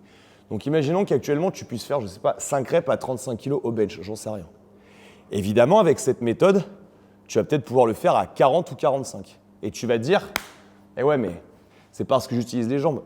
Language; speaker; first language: French; native; French